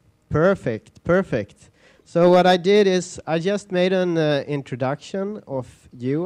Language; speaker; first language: English; non-native, fluent; Swedish